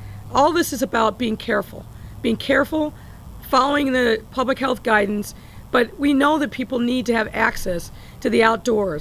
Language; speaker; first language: English; native; English